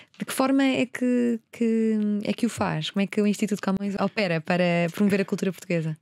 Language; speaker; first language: Portuguese; native; Portuguese